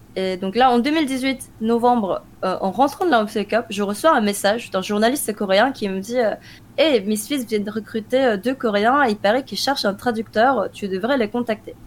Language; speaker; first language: French; early bilingual, other home language; Korean